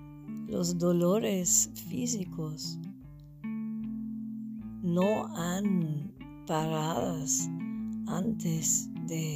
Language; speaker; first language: Spanish; non-native, fluent; English